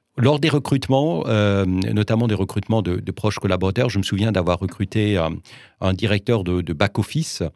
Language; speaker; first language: French; non-native, local second language; Swiss German